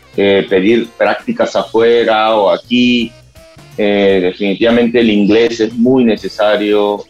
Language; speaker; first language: Spanish; native; Spanish